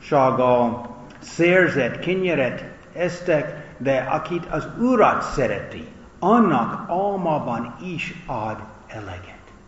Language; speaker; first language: Hungarian; non-native, fluent; English